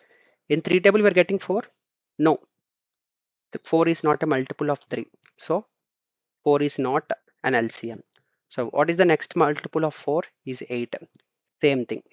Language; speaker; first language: English; non-native, local second language; Telugu